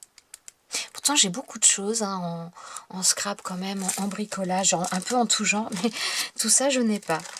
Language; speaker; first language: French; native; French